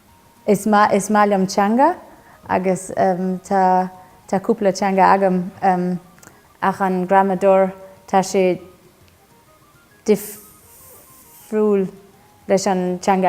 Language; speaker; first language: Irish; non-native, learner; German